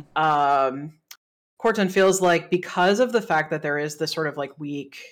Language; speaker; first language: English; native; English